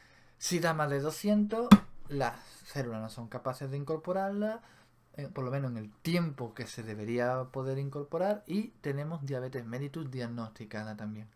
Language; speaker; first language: Spanish; native; Spanish